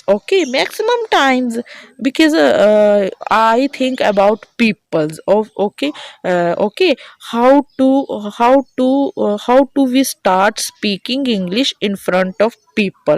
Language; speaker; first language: English; non-native, learner; Hindi